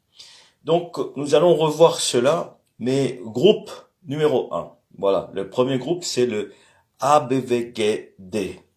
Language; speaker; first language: French; native; French